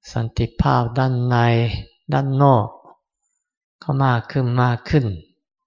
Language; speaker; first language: Thai; non-native, fluent; Japanese